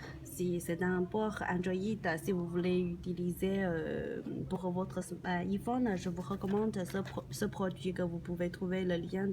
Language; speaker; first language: French; non-native, learner; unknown